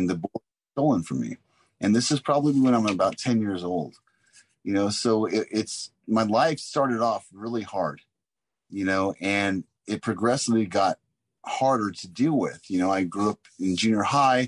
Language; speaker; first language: English; native; English